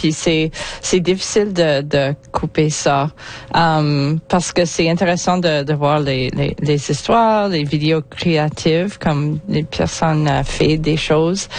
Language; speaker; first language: French; non-native, learner; English